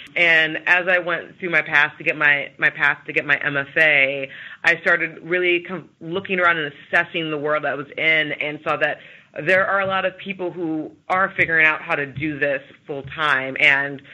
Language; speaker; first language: English; native; English